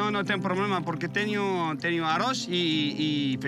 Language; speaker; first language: Portuguese; non-native, learner; French